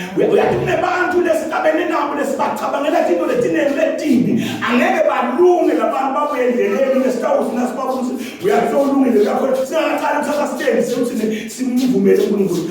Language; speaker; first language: Zulu; non-native, local second language; Swati